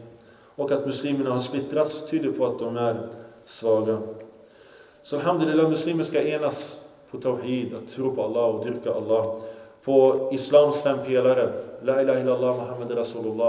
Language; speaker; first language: Swedish; non-native, local second language; Arabic